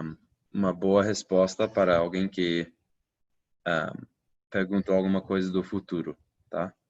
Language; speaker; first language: Portuguese; non-native, fluent; English